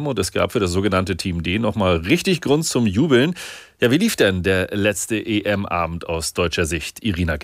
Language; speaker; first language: German; native; German